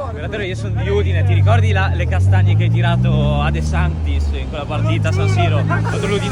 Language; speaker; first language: Italian; native; Italian